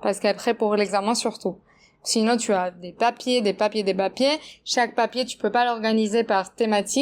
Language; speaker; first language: French; non-native, fluent; Spanish